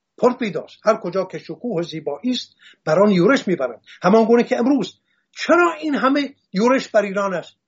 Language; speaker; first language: Persian; non-native, local second language; Assyrian Neo-Aramaic